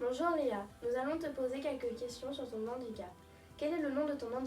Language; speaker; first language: French; native; French